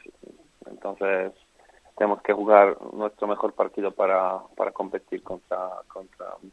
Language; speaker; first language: Spanish; non-native, fluent; Polish